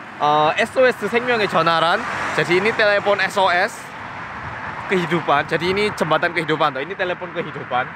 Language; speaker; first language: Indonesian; early bilingual, other home language; Korean